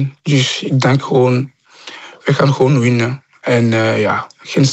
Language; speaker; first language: Dutch; non-native, local second language; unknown